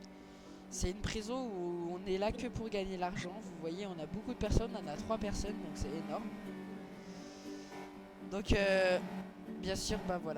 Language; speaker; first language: French; native; French